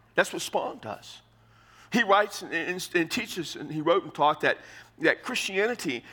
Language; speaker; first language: English; native; English